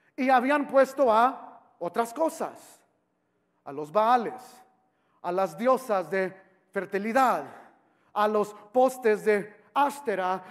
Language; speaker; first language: Spanish; native; Spanish